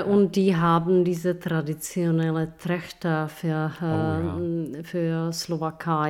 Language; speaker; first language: German; non-native, fluent; Czech